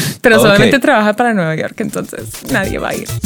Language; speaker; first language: Spanish; early bilingual, heritage; Spanish